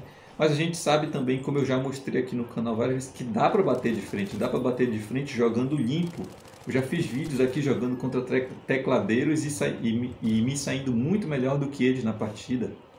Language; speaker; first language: Portuguese; native; Portuguese